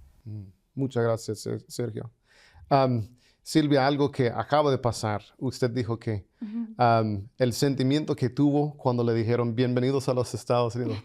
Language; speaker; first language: Spanish; non-native, fluent; English